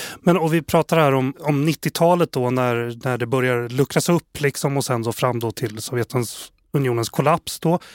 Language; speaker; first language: Swedish; native; Swedish